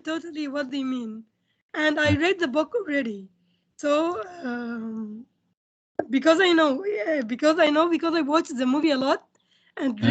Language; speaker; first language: English; non-native, fluent; Indonesian